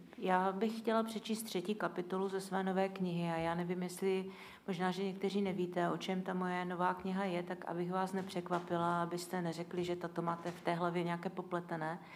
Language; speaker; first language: Czech; native; Czech